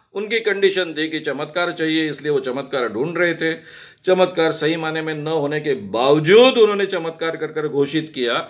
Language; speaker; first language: Hindi; non-native, local second language; Marathi